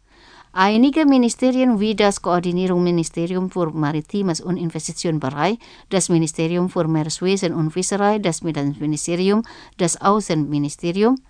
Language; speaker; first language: German; non-native, fluent; Indonesian